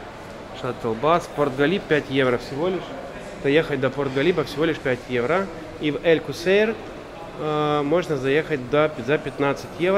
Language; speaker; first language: Russian; native; Russian